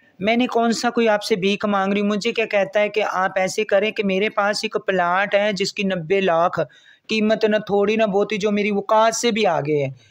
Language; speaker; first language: Urdu; non-native, local second language; Punjabi